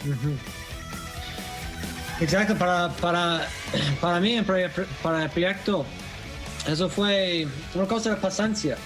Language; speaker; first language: Spanish; non-native, fluent; English